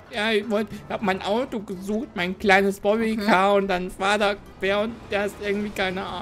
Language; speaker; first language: German; native; German